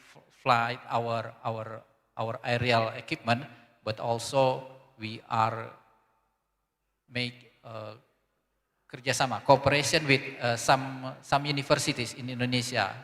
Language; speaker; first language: English; non-native, learner; Indonesian